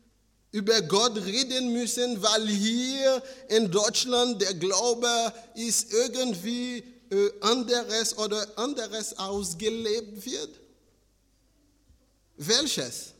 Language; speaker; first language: German; non-native, fluent; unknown